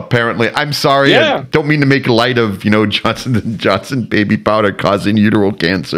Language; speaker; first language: English; native; English